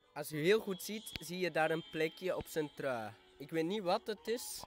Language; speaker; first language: Dutch; native; Dutch